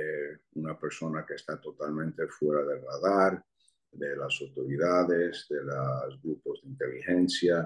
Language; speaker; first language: Spanish; early bilingual, heritage; Spanish